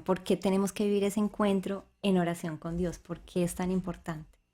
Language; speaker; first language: Spanish; native; Spanish